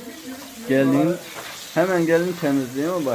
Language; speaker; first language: Turkish; non-native, fluent; Tajik